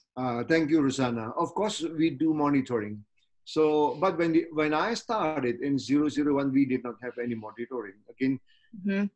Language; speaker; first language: English; non-native, fluent; Indonesian